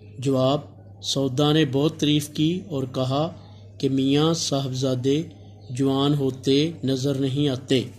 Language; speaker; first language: Urdu; non-native, local second language; Punjabi